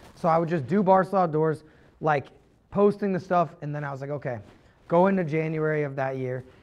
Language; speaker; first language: English; native; English